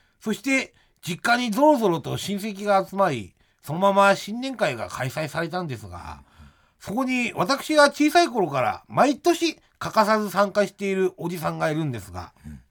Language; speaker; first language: Japanese; native; Japanese